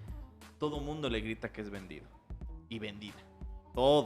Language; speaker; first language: Spanish; native; Spanish